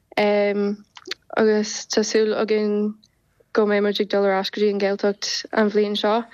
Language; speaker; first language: Irish; non-native, local second language; English